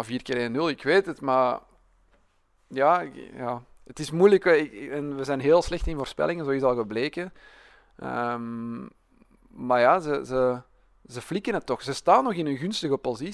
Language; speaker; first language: Dutch; native; Dutch